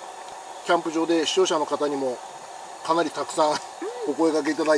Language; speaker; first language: Japanese; native; Japanese